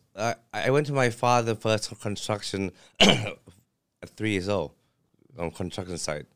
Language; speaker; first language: English; early bilingual, other home language; Thai